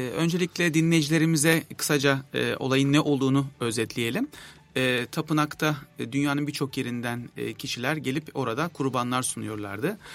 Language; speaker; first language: Turkish; native; Turkish